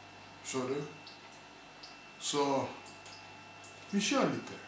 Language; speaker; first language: Swedish; non-native, fluent; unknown